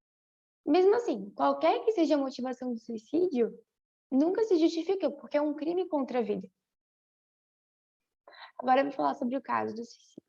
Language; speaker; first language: Portuguese; native; Portuguese